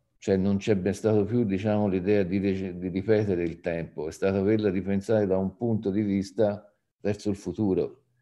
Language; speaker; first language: Italian; native; Italian